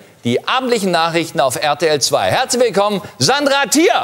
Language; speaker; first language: German; native; German